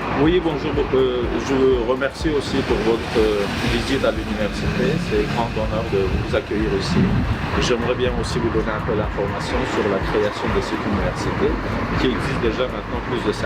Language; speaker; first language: French; non-native, fluent; Azerbaijani